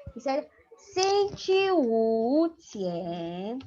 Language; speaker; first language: Chinese; non-native, fluent; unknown